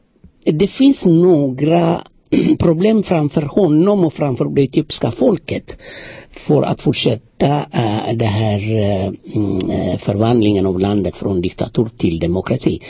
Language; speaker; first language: Swedish; non-native, fluent; Amharic